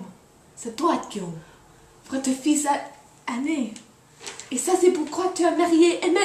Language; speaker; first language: French; non-native, learner; English